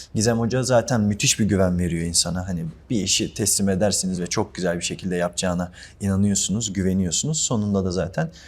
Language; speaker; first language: Turkish; native; Turkish